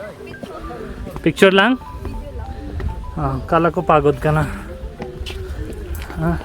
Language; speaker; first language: Filipino; non-native, learner; Punjabi